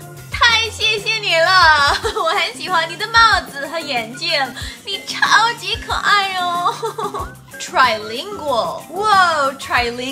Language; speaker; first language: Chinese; non-native, fluent; English